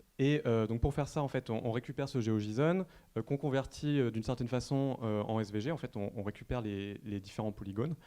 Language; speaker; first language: French; native; French